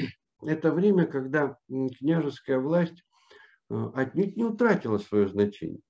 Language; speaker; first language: Russian; native; Russian